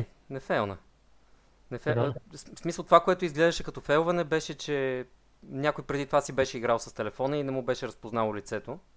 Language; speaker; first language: Bulgarian; native; Bulgarian